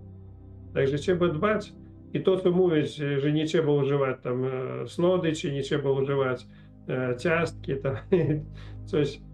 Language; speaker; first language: Polish; non-native, learner; Russian